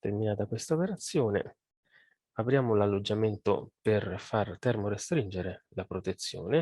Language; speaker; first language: Italian; native; Italian